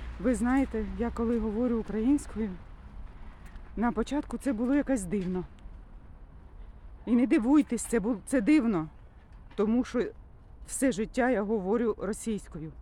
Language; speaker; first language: Ukrainian; non-native, local second language; Russian